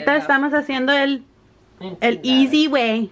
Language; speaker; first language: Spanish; early bilingual, heritage; Spanish